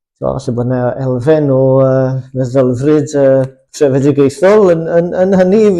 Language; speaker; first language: Welsh; native; Welsh